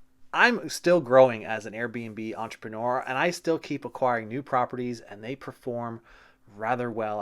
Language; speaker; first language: English; native; English